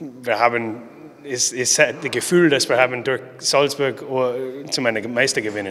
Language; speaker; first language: German; non-native, learner; English